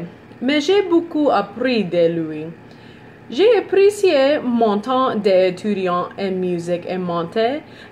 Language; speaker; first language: French; non-native, learner; English